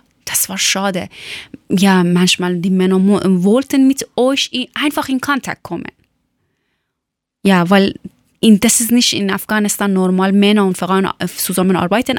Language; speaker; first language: German; non-native, fluent; Persian